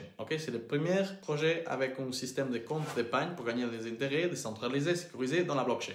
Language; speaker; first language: French; non-native, learner; Portuguese